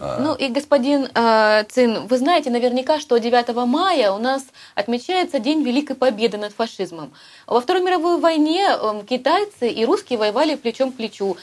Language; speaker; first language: Russian; native; Russian